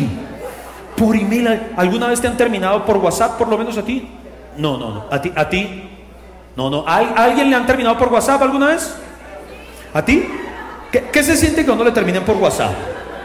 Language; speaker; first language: Spanish; native; Spanish